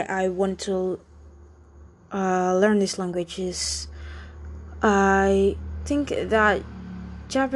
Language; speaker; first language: English; non-native, fluent; Indonesian